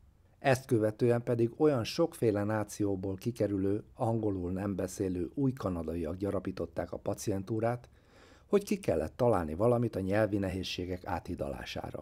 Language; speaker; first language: Hungarian; native; Hungarian